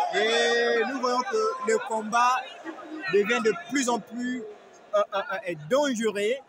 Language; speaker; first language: French; non-native, local second language; Lingala